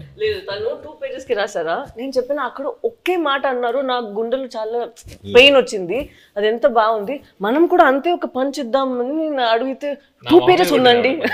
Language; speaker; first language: Telugu; non-native, fluent; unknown